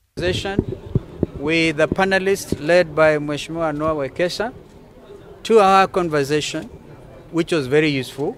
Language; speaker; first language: English; non-native, local second language; Kamba